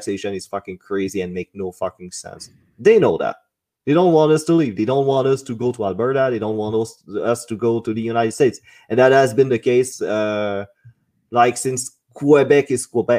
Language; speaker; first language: English; non-native, fluent; French